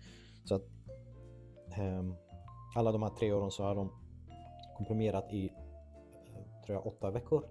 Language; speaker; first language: Swedish; non-native, fluent; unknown